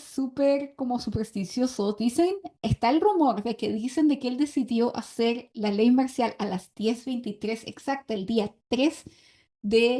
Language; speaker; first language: Spanish; native; Spanish